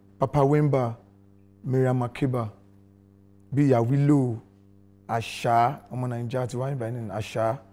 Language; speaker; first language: Yoruba; non-native, local second language; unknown